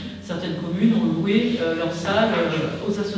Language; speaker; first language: French; native; French